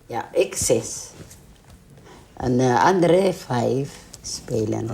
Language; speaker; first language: Dutch; non-native, learner; Tigrinya